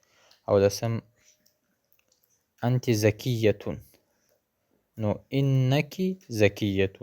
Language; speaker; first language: Arabic; non-native, fluent; Pashto